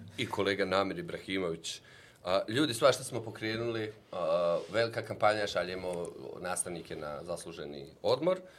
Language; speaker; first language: Bosnian; native; Bosnian